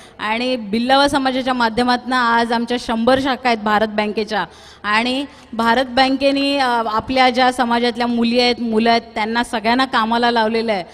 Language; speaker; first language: Marathi; non-native, local second language; Tulu